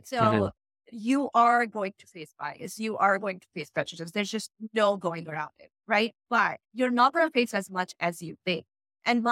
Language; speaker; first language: English; non-native, local second language; Urdu